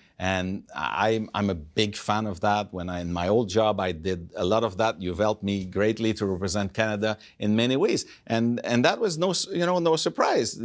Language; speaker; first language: English; non-native, fluent; French